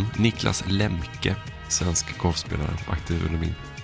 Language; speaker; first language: Swedish; native; Swedish